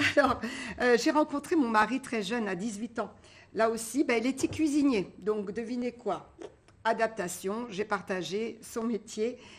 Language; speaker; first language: French; early bilingual, other home language; Portuguese